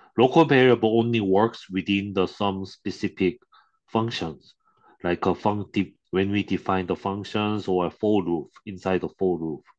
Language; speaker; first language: English; non-native, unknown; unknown